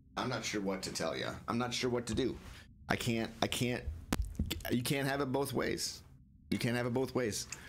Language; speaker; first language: English; native; English